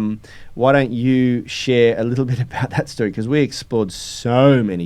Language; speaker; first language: English; native; English